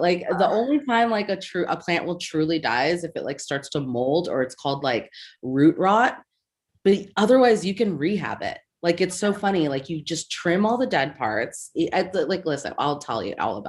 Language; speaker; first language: English; native; English